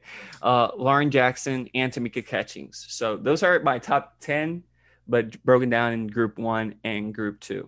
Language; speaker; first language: English; non-native, fluent; Spanish